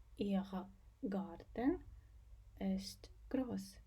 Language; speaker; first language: German; non-native, fluent; Ukrainian